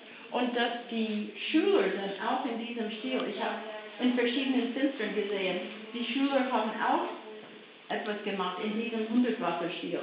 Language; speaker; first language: German; non-native, fluent; English